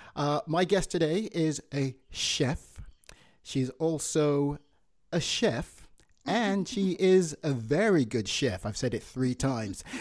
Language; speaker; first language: English; non-native, local second language; Yoruba